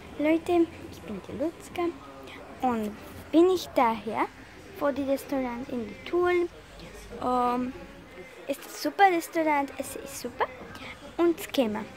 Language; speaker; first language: German; non-native, learner; Slovak